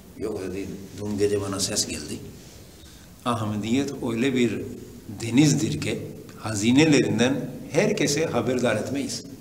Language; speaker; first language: Turkish; non-native, fluent; Urdu